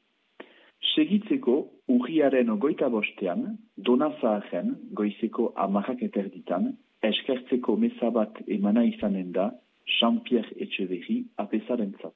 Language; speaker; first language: Basque; native; Basque